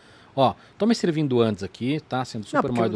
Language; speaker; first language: Portuguese; native; Portuguese